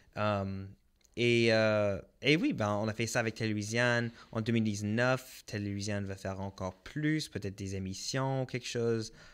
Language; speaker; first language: French; non-native, local second language; English